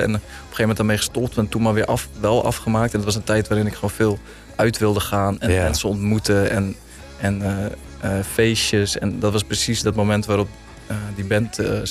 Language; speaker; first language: Dutch; native; Dutch